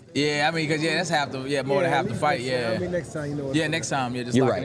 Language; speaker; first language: English; native; English